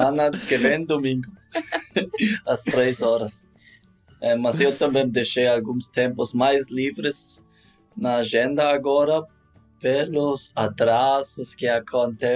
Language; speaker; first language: Portuguese; non-native, learner; German